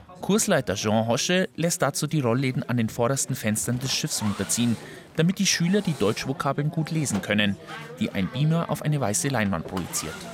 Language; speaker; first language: German; native; German